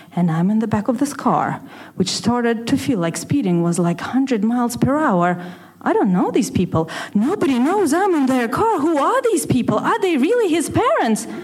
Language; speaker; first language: English; non-native, fluent; Russian